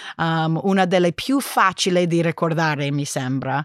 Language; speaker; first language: Italian; non-native, learner; English